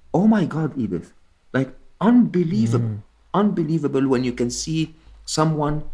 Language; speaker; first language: English; non-native, fluent; Arabic